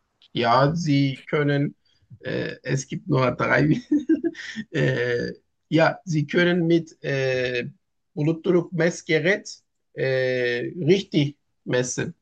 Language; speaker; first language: German; non-native, learner; Turkish